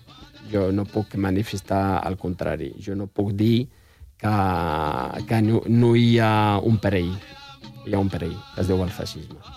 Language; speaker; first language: Catalan; non-native, fluent; Riffian